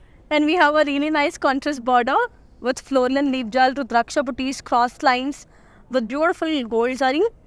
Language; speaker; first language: English; non-native, local second language; Telugu